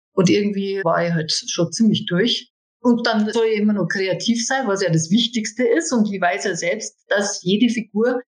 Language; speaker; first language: German; native; German